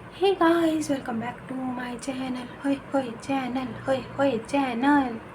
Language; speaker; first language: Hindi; non-native, local second language; Bangla